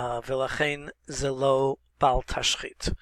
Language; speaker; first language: Hebrew; non-native, fluent; English